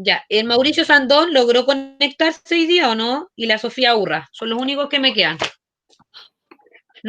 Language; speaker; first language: Spanish; native; Spanish